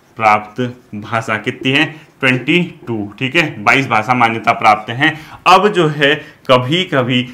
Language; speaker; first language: Hindi; native; Hindi